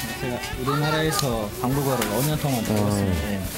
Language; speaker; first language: Korean; non-native, learner; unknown